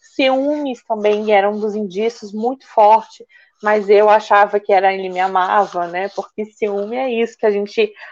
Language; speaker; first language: Portuguese; native; Portuguese